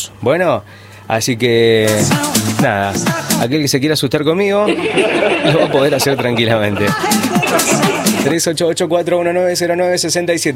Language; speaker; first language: Spanish; native; Spanish